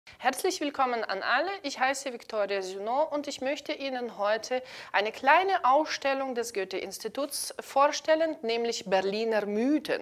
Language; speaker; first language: German; non-native, fluent; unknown